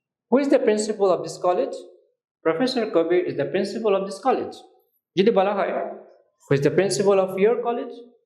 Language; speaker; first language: English; non-native, local second language; Bangla